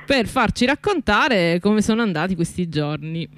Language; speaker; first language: Italian; native; Italian